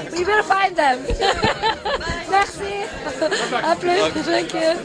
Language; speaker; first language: English; non-native, learner; German